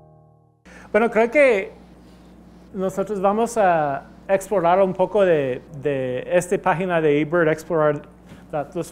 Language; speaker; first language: Spanish; non-native, fluent; English